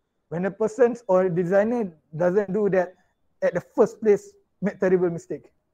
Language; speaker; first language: English; non-native, local second language; Malay